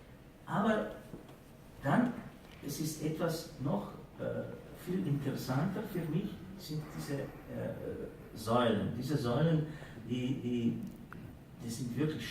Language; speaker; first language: German; non-native, fluent; Slovenian